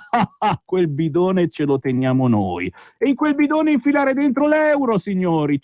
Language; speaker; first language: Italian; native; Italian